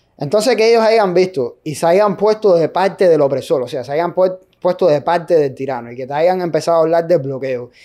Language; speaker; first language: Spanish; native; Spanish